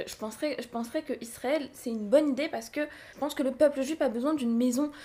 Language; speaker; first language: French; native; French